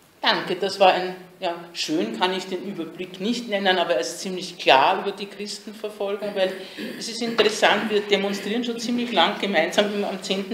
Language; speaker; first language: German; native; German